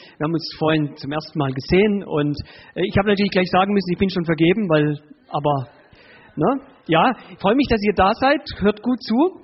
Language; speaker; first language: German; early bilingual, other home language; Spanish